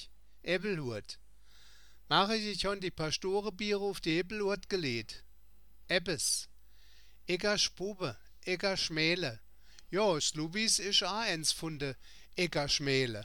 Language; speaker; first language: German; native; German